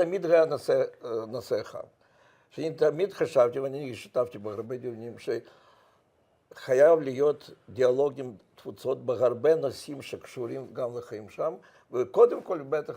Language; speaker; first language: Hebrew; non-native, fluent; Russian